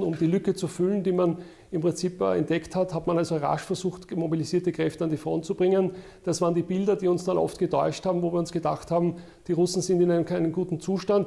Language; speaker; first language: German; native; German